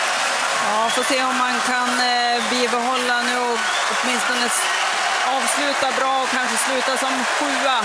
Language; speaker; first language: Swedish; native; Swedish